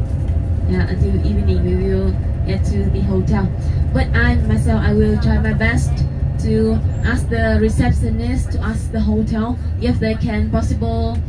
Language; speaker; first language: English; non-native, learner; Vietnamese